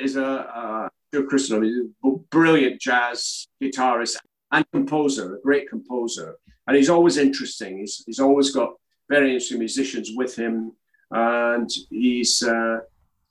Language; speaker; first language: English; native; English